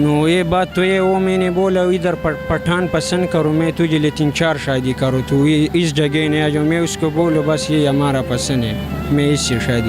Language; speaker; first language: Hindi; non-native, local second language; Pashto